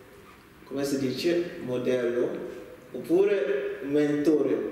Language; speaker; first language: Italian; non-native, learner; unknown